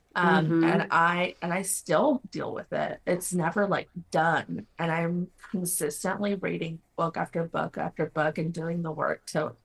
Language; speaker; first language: English; non-native, fluent; Spanish